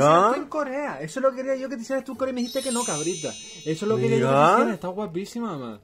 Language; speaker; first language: Spanish; native; Spanish